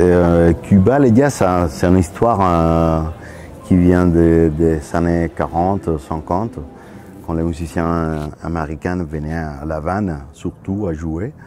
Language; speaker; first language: French; non-native, fluent; Spanish